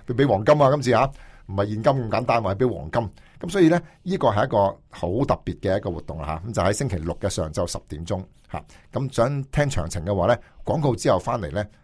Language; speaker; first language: Cantonese; native; Cantonese